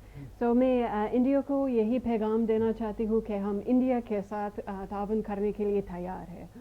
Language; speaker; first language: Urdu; non-native, fluent; English